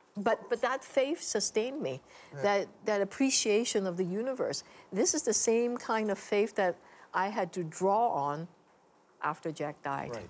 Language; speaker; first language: English; native; English